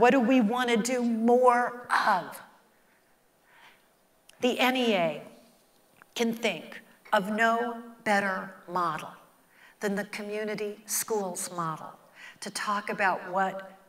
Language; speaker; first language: English; native; English